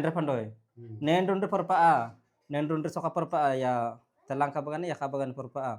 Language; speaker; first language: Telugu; non-native, local second language; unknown